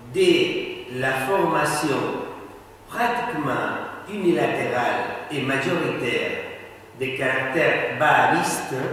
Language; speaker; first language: French; non-native, fluent; Spanish